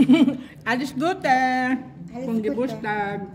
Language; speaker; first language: German; non-native, learner; Filipino